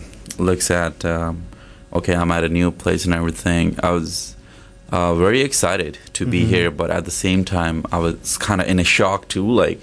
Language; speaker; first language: English; non-native, local second language; Punjabi